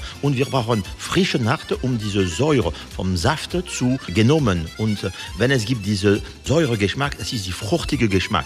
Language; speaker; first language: German; non-native, learner; French